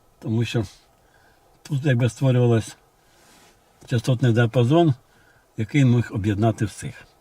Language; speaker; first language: Ukrainian; non-native, local second language; Russian